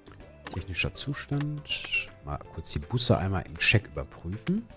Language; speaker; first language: German; native; German